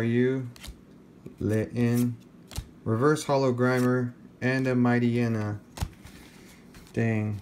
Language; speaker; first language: English; native; English